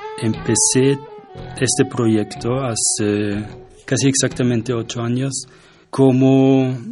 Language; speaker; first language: Spanish; non-native, fluent; German